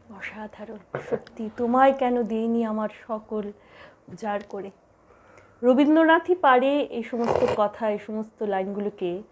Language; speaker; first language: Bangla; native; Bangla